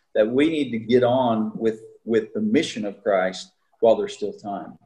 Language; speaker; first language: English; native; English